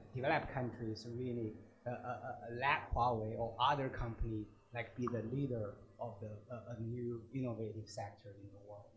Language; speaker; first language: English; native; English